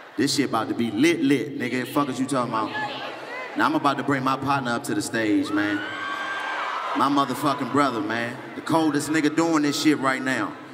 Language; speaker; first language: English; native; English